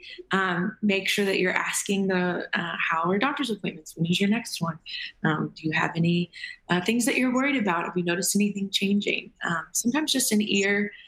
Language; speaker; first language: English; native; English